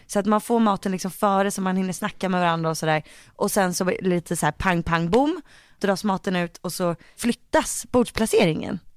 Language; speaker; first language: Swedish; native; Swedish